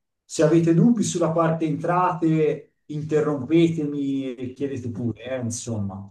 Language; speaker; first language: Italian; native; Italian